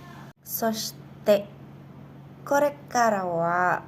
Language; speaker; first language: Japanese; non-native, learner; Indonesian